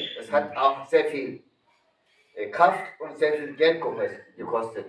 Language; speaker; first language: German; early bilingual, other home language; Turkish